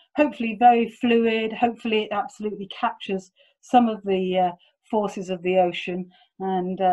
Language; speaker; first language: English; native; English